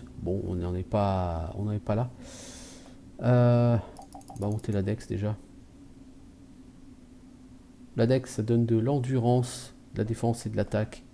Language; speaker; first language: French; native; French